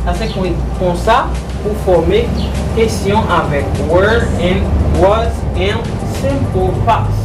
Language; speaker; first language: French; early bilingual, heritage; Haitian Creole